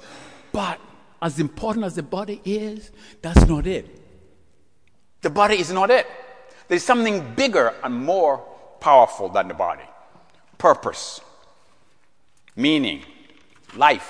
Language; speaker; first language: English; non-native, local second language; Ganda